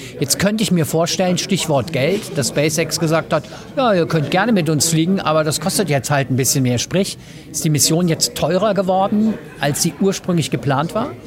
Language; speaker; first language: German; native; German